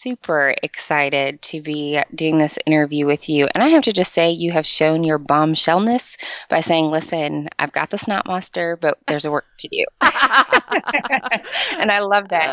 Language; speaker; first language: English; native; English